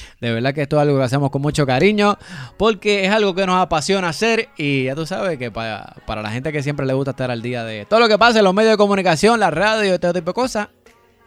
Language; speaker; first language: Spanish; native; Spanish